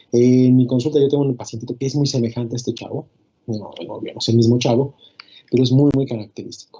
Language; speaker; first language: Spanish; native; Spanish